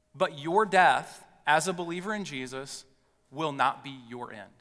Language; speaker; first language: English; native; English